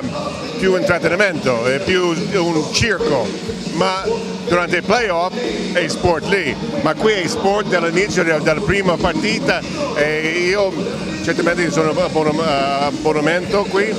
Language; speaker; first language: Italian; non-native, fluent; English